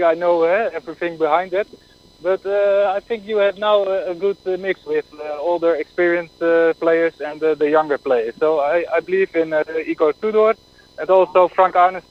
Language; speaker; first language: English; non-native, fluent; Dutch